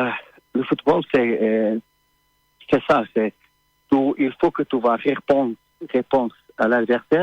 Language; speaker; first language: French; non-native, learner; Portuguese